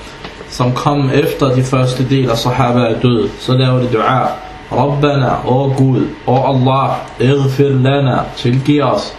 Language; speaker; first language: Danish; non-native, fluent; Arabic